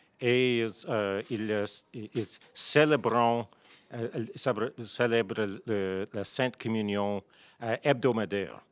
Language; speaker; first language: French; non-native, local second language; English